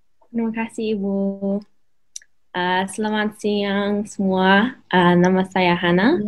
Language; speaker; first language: Indonesian; non-native, learner; English